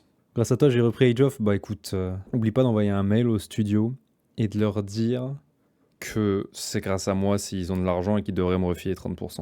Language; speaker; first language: French; native; French